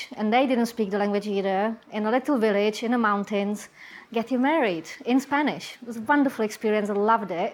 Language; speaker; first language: English; non-native, fluent; Czech